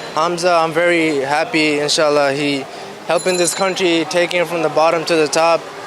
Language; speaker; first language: Bangla; early bilingual, heritage; Bangla